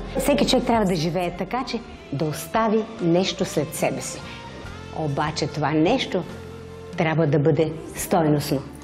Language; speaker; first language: Bulgarian; native; Bulgarian